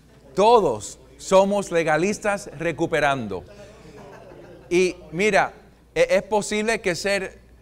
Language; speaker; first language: Spanish; non-native, fluent; English